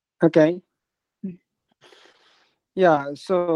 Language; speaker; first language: English; non-native, learner; Japanese